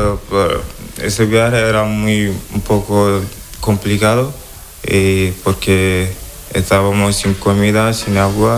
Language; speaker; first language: Spanish; non-native, learner; Wolof